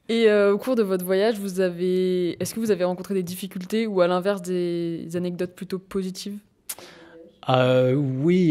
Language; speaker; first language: French; native; French